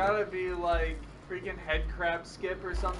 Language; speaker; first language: English; native; English